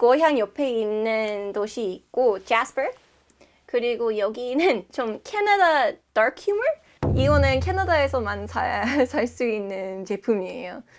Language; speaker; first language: Korean; non-native, fluent; English